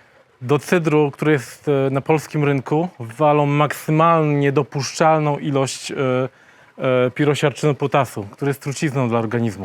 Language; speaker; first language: Polish; native; Polish